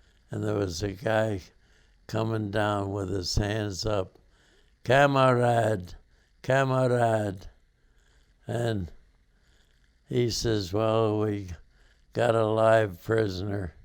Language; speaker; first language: English; native; English